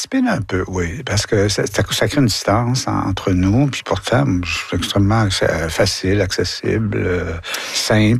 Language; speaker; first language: French; native; French